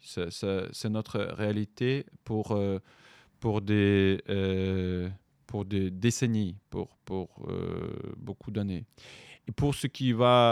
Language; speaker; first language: French; non-native, fluent; Ukrainian